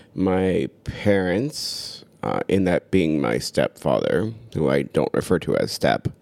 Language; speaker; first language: English; native; English